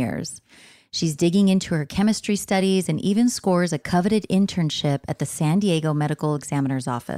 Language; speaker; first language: English; native; English